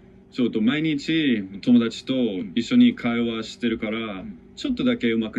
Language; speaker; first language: Japanese; non-native, learner; English